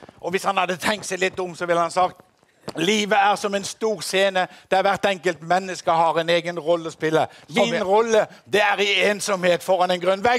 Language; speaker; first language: Norwegian; native; Norwegian